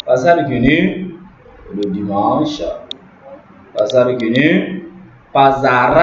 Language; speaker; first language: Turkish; non-native, learner; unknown